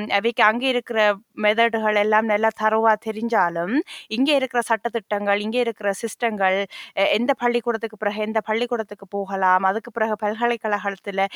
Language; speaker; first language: Tamil; native; Tamil